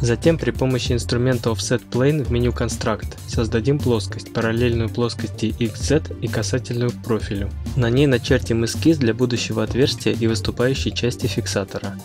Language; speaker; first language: Russian; native; Russian